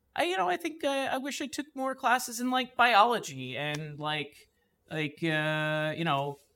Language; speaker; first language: English; native; English